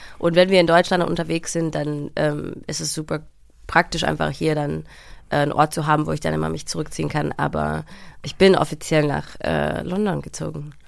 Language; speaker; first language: German; early bilingual, heritage; English